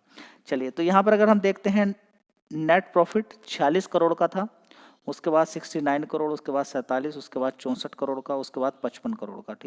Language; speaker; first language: Hindi; native; Hindi